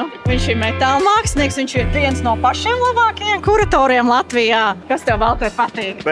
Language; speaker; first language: Latvian; native; Latvian